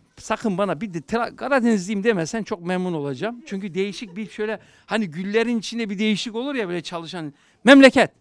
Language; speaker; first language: Turkish; native; Turkish